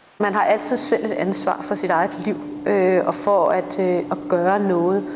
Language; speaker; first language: Danish; native; Danish